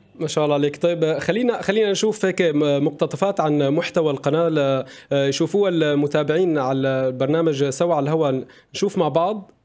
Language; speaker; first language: Arabic; native; Arabic